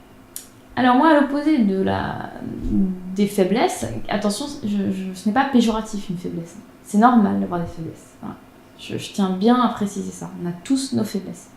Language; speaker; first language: French; native; French